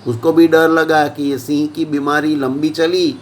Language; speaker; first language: Hindi; non-native, local second language; Gujarati